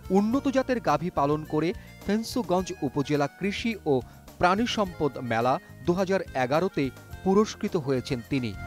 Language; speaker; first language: Bangla; native; Bangla